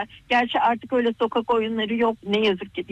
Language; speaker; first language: Turkish; native; Turkish